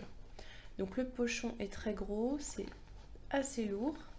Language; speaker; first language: French; native; French